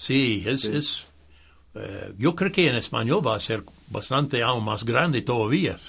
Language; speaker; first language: Spanish; non-native, fluent; English